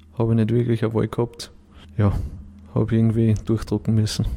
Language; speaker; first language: German; native; German